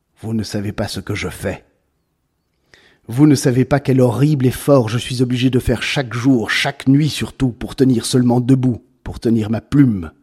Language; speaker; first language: French; native; French